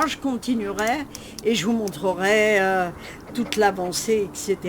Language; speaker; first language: French; native; French